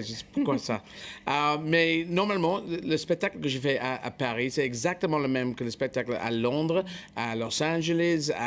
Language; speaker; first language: French; non-native, fluent; English